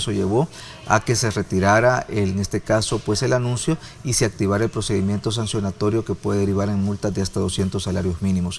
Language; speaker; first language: Spanish; native; Spanish